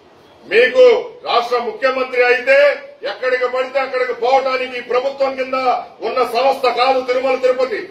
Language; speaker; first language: Telugu; native; Telugu